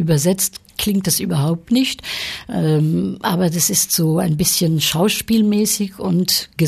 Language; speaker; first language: German; early bilingual, heritage; French